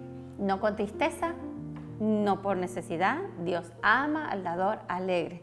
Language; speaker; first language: Spanish; native; Spanish